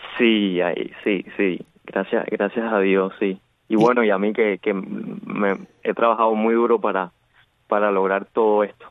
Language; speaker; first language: Spanish; native; Spanish